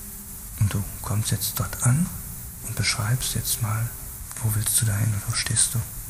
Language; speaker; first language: German; native; German